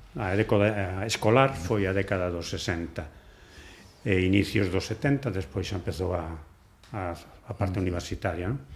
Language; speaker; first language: Galician; non-native, local second language; Spanish